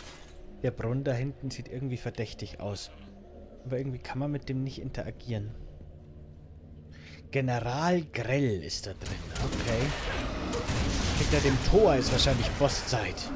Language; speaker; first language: German; native; German